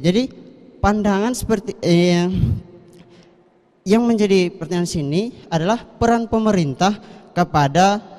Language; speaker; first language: Indonesian; non-native, local second language; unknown